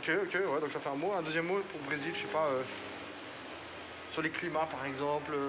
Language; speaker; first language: French; native; French